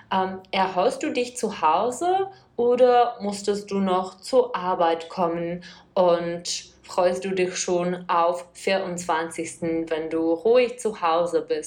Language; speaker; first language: German; non-native, fluent; Czech